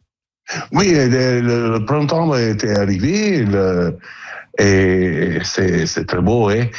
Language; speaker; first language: French; non-native, learner; Italian